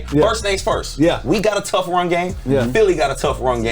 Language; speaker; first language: English; native; English